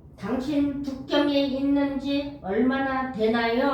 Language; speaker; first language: Korean; non-native, learner; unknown